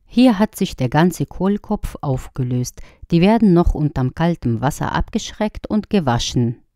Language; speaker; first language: German; non-native, fluent; Arabic